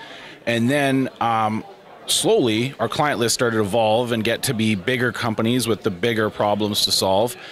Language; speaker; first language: English; native; English